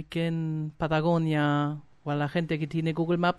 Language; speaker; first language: Spanish; non-native, fluent; German